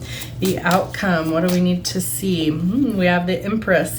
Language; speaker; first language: English; native; English